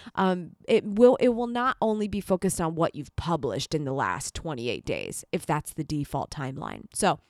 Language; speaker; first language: English; native; English